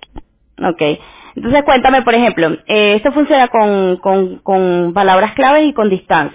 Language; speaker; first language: Spanish; non-native, fluent; English